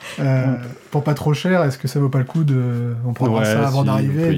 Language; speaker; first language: French; native; French